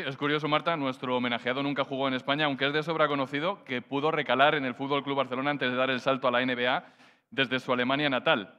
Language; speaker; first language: Spanish; native; Spanish